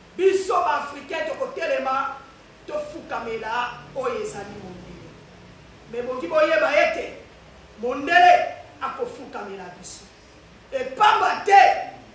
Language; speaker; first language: Lingala; non-native, local second language; Kongo